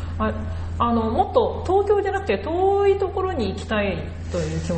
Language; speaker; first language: Japanese; native; Japanese